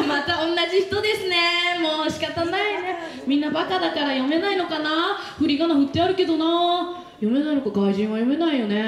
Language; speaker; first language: Japanese; native; Japanese